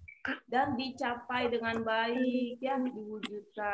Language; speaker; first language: Indonesian; native; Indonesian